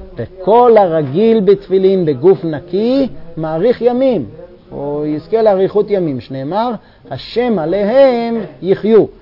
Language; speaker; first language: Hebrew; non-native, fluent; English